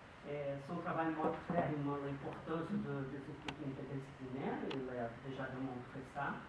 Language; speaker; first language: French; non-native, learner; Portuguese